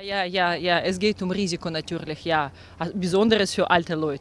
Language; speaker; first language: German; non-native, learner; Russian